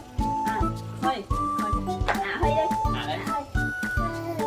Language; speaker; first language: Korean; non-native, learner; Vietnamese